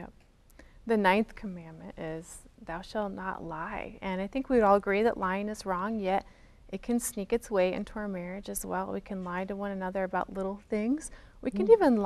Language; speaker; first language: English; native; English